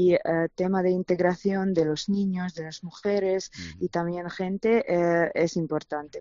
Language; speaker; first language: Spanish; non-native, fluent; Ukrainian